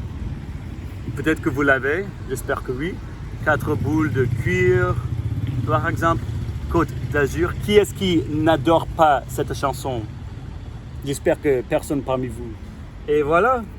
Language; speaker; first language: French; non-native, fluent; English